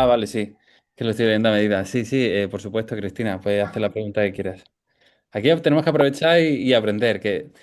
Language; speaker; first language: Spanish; native; Spanish